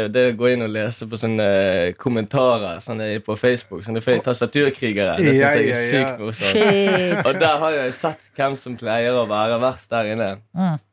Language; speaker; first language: Norwegian; native; Norwegian